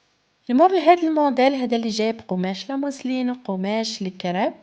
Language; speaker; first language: Arabic; native; Arabic